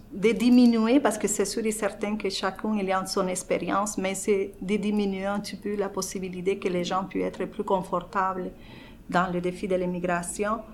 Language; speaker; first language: French; non-native, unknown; Spanish